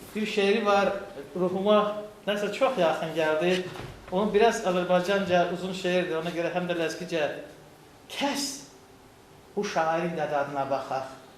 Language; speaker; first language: Azerbaijani; non-native, local second language; Lezghian